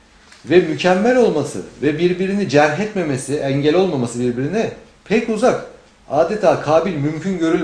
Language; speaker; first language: Turkish; native; Turkish